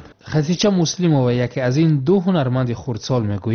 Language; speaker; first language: Tajik; native; Tajik